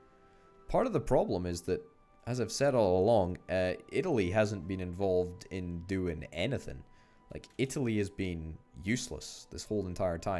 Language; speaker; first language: English; native; English